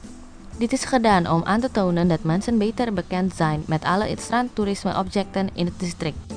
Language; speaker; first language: Dutch; non-native, fluent; Indonesian